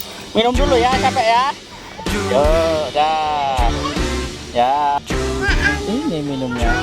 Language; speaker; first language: Indonesian; native; Indonesian